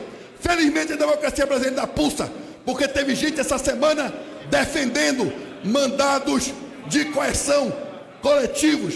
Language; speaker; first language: Portuguese; native; Portuguese